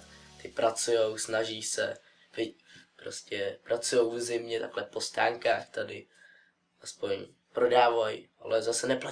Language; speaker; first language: Czech; early bilingual, other home language; Russian